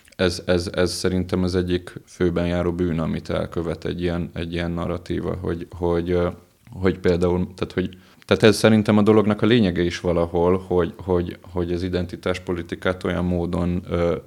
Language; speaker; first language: Hungarian; native; Hungarian